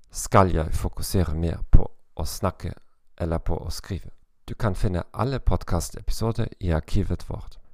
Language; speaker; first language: Norwegian; non-native, learner; German